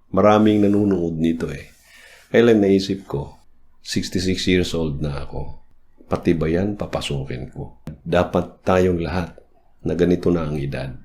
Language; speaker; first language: Filipino; native; Filipino